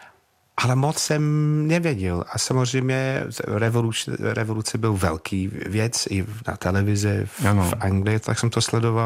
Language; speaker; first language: Czech; non-native, learner; English